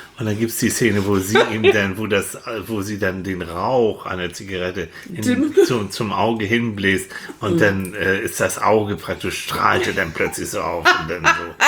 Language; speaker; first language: German; native; German